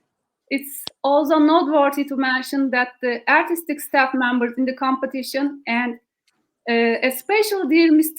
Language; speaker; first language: English; non-native, fluent; Turkish